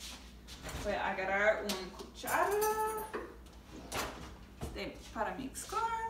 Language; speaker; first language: Spanish; non-native, learner; English